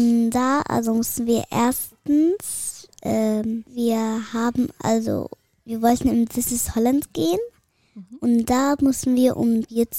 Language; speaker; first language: German; early bilingual, other home language; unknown